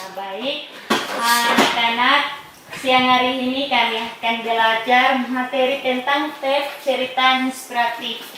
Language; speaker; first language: Indonesian; non-native, local second language; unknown